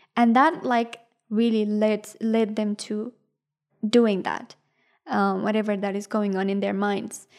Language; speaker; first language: English; non-native, fluent; Persian